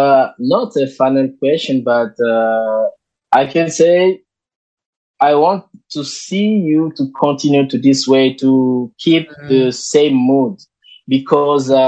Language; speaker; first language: English; non-native, learner; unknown